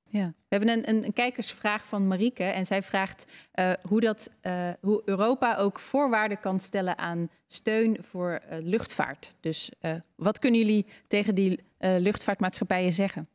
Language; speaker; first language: Dutch; native; Dutch